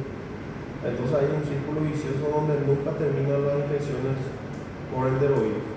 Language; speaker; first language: Spanish; native; Spanish